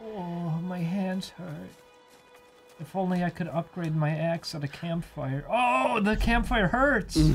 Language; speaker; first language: English; native; English